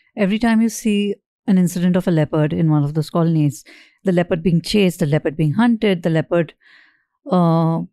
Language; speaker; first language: English; non-native, local second language; Hindi